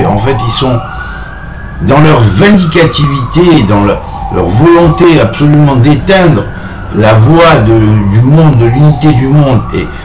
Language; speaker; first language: French; native; French